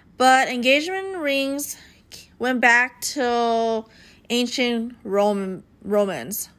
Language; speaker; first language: English; native; English